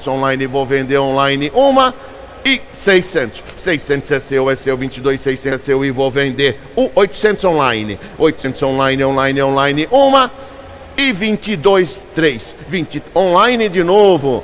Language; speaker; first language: Portuguese; native; Portuguese